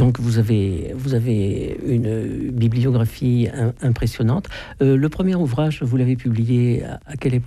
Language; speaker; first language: French; native; French